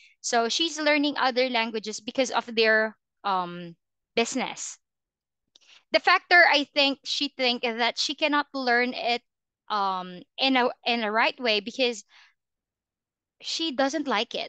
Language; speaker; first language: English; non-native, fluent; Filipino